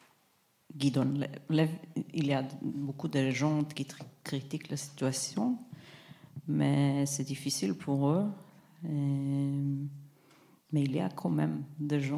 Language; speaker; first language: French; non-native, fluent; Hebrew